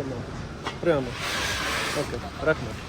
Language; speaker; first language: Russian; non-native, learner; English